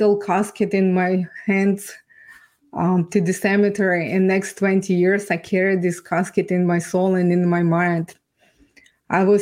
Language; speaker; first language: English; non-native, fluent; Ukrainian